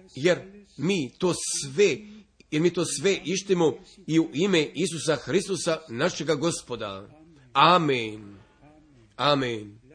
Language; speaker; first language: Serbian; early bilingual, heritage; Serbian